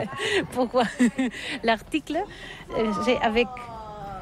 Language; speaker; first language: French; non-native, learner; Catalan